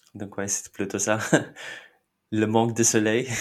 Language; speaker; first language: French; non-native, fluent; Marathi